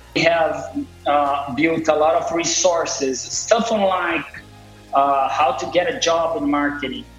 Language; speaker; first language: English; non-native, fluent; Portuguese